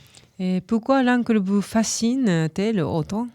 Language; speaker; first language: French; non-native, fluent; Japanese